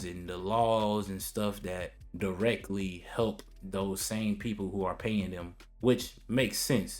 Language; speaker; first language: English; native; English